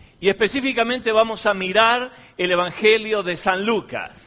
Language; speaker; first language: Spanish; native; Spanish